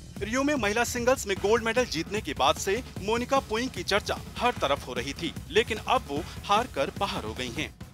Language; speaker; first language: Hindi; native; Hindi